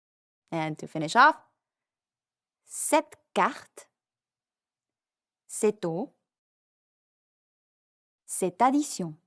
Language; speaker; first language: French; non-native, fluent; English